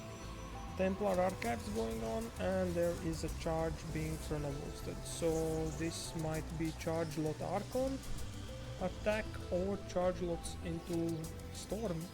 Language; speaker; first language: English; non-native, fluent; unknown